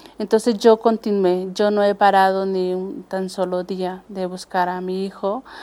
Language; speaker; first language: Spanish; native; Spanish